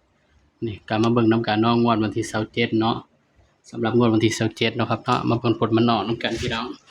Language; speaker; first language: Thai; non-native, local second language; Lao